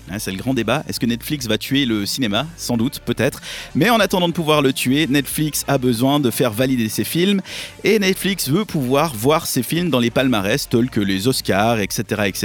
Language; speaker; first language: French; native; French